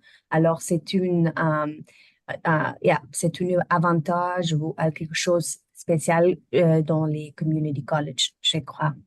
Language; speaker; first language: French; non-native, learner; German